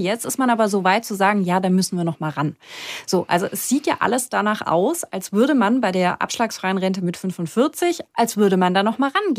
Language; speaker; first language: German; native; German